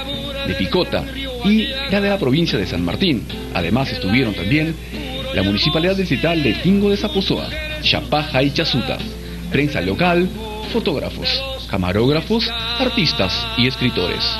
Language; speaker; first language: Spanish; native; Spanish